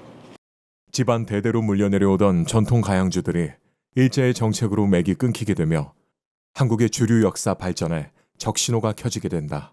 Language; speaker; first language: Korean; native; Korean